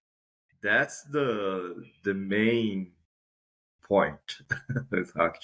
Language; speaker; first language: English; non-native, fluent; Portuguese